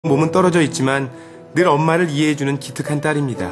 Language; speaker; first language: Korean; native; Korean